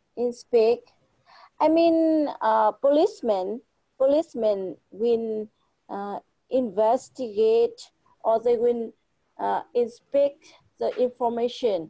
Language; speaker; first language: English; non-native, fluent; Vietnamese